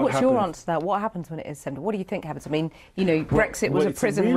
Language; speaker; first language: English; native; English